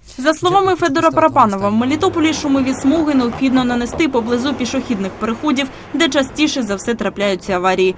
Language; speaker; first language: Ukrainian; native; Ukrainian